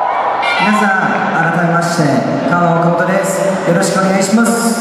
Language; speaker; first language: Japanese; early bilingual, other home language; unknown